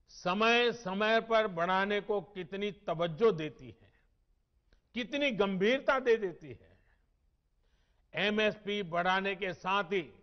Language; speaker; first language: Hindi; non-native, local second language; Gujarati